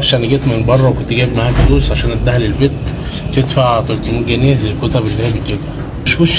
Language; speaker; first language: Arabic; native; Arabic